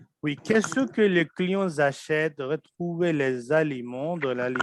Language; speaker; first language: French; non-native, fluent; Urdu